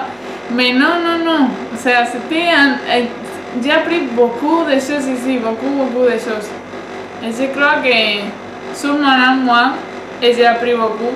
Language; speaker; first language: French; non-native, learner; Spanish